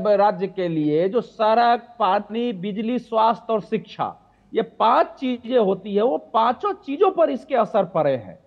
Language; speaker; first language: Hindi; native; Hindi